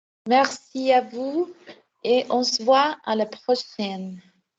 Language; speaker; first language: French; non-native, learner; Spanish